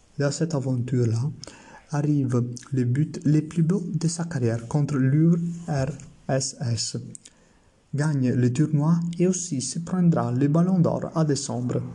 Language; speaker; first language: French; non-native, learner; Italian